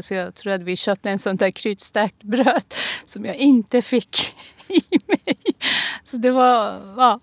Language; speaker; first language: Swedish; non-native, fluent; Persian